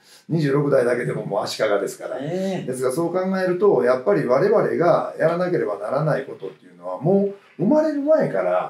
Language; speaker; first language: Japanese; native; Japanese